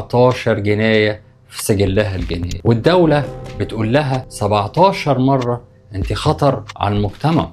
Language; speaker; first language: Arabic; native; Arabic